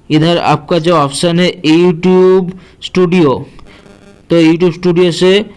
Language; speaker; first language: Hindi; non-native, local second language; Bangla